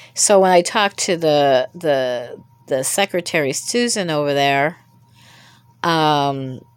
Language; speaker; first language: English; native; English